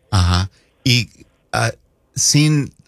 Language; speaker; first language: Spanish; non-native, fluent; English